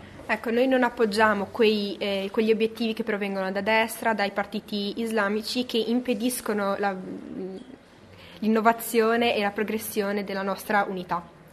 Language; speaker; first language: Italian; native; Italian